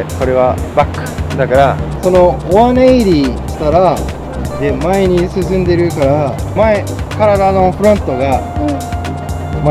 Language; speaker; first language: Japanese; non-native, fluent; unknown